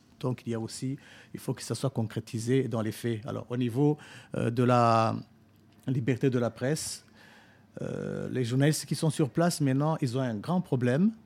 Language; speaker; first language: French; non-native, local second language; Rundi